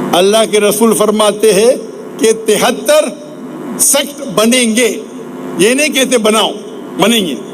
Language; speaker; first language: Urdu; non-native, local second language; Konkani